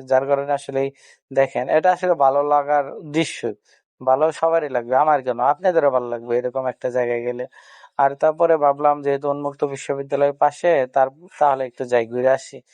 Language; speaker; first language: Bangla; native; Bangla